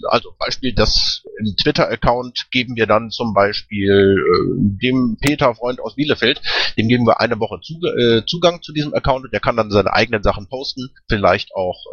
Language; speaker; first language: German; native; German